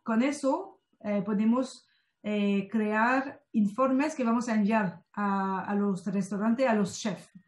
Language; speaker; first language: Spanish; non-native, fluent; French